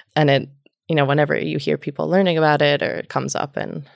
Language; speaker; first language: English; native; English